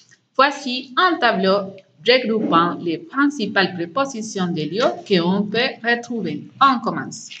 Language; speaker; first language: French; non-native, fluent; Spanish